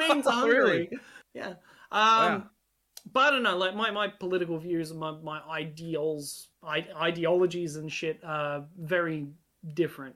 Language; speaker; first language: English; non-native, local second language; Hungarian